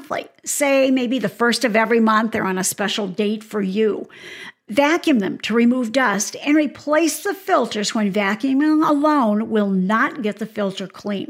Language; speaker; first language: English; native; English